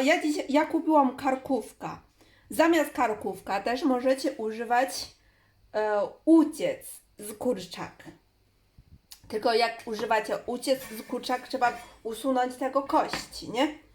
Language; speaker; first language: Polish; non-native, learner; Chinese